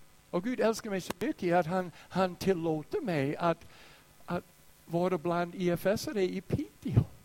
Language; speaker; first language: Swedish; non-native, fluent; English